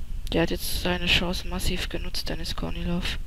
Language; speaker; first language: German; native; German